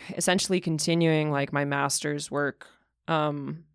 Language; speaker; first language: English; early bilingual, other home language; Russian